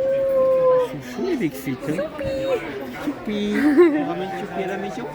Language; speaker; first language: French; native; French